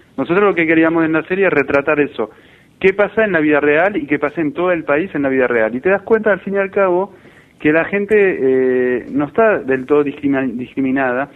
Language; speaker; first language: Spanish; non-native, fluent; French